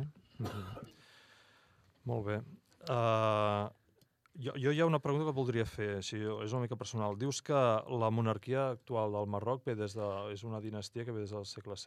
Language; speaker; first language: Catalan; native; Catalan